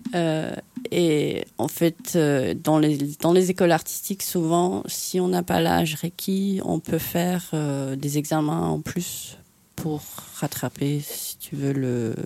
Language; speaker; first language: French; non-native, fluent; Finnish